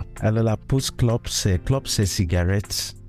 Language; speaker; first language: French; non-native, fluent; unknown